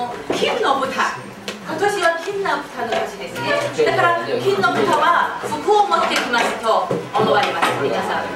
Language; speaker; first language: Japanese; non-native, fluent; Chinese